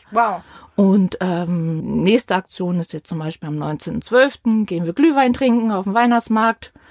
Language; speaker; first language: German; native; German